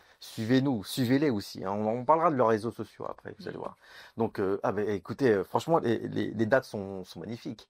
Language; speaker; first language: French; native; French